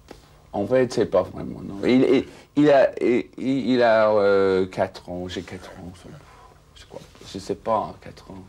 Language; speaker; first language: French; non-native, fluent; English